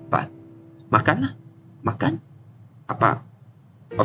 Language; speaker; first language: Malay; non-native, local second language; Chinese